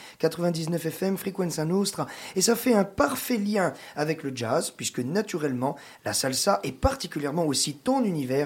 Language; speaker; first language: French; native; French